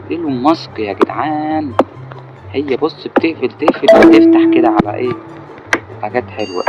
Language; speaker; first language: Arabic; native; Arabic